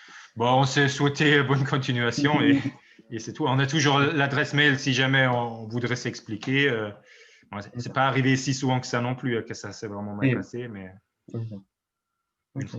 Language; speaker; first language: French; non-native, fluent; German